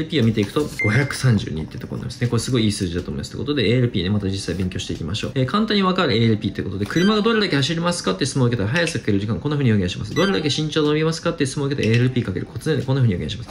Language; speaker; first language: Japanese; native; Japanese